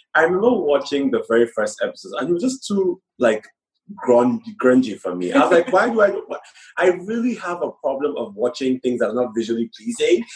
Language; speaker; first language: English; non-native, local second language; Yoruba